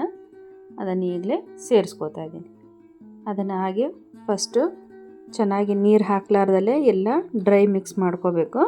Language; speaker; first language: Kannada; native; Kannada